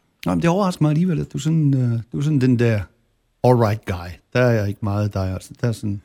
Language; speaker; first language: Danish; native; Danish